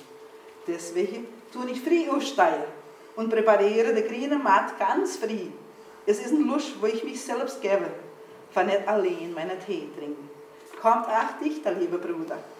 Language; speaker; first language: German; early bilingual, heritage; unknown